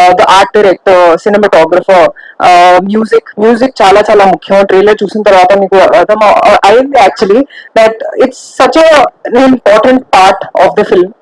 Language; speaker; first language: Telugu; non-native, local second language; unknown